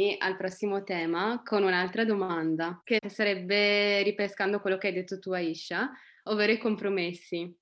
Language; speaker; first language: Italian; early bilingual, other home language; Arabic